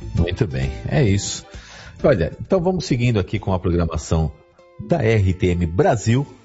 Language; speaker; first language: Portuguese; native; Portuguese